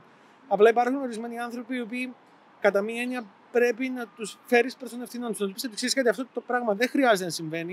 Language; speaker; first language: Greek; native; Greek